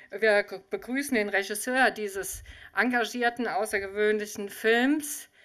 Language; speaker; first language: German; native; German